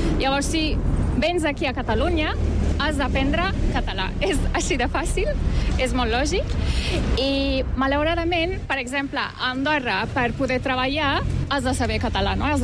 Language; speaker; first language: Catalan; non-native, fluent; Turkish